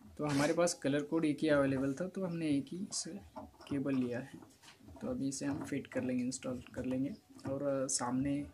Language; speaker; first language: Hindi; non-native, local second language; Marathi